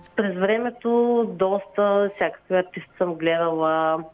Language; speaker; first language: Bulgarian; native; Bulgarian